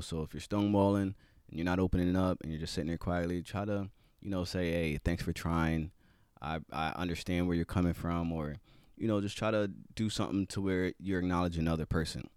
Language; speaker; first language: English; native; English